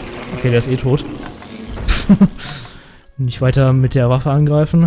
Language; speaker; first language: German; native; German